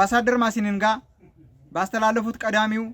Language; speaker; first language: Amharic; native; Amharic